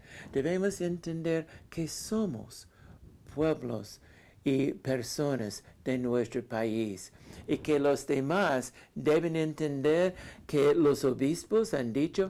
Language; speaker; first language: Spanish; non-native, fluent; English